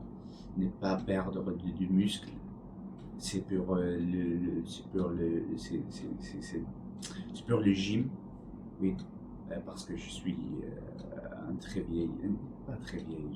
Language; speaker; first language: French; non-native, learner; Arabic